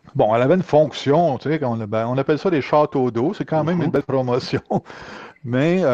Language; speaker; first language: French; native; French